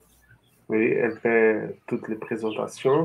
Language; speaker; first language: French; non-native, fluent; Portuguese